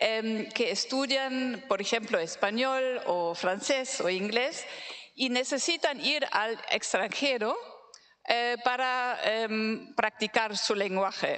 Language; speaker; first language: Spanish; non-native, fluent; German